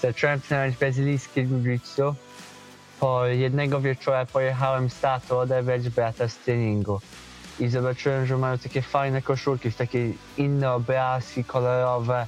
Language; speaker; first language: Polish; early bilingual, heritage; Polish